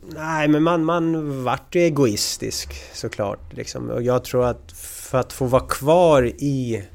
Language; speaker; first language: Swedish; native; Swedish